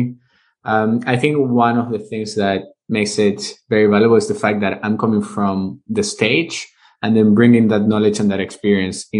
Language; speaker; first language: English; non-native, fluent; Spanish